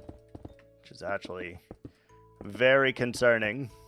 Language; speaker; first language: English; native; English